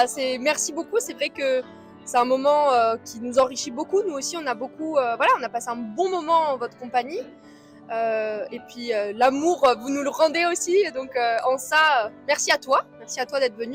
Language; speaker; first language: French; native; French